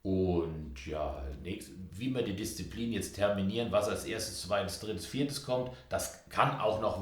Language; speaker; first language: German; native; German